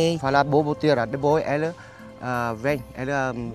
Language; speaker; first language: Portuguese; non-native, learner; Vietnamese